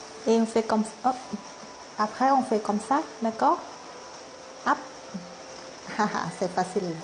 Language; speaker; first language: French; non-native, learner; Thai